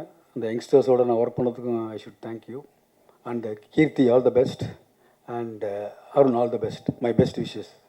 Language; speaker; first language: Tamil; native; Tamil